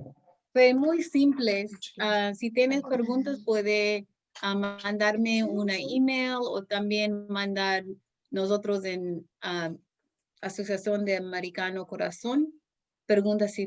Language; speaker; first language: Spanish; non-native, learner; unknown